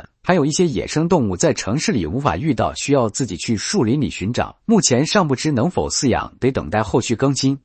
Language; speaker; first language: Chinese; native; Chinese